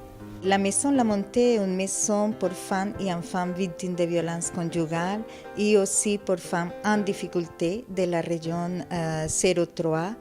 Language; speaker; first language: French; non-native, fluent; Spanish